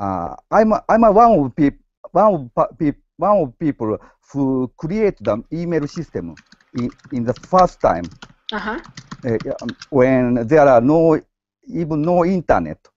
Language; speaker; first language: English; non-native, learner; Japanese